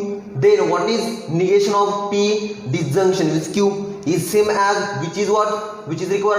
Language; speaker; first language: English; non-native, local second language; Marathi